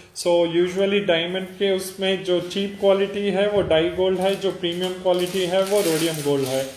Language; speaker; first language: Hindi; non-native, local second language; Telugu